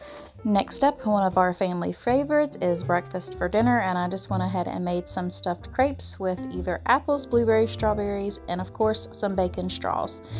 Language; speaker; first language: English; native; English